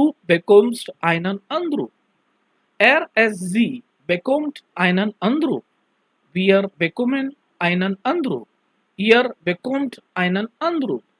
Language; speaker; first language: German; non-native, learner; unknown